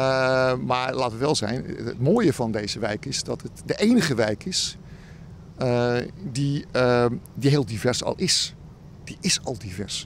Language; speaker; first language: Dutch; native; Dutch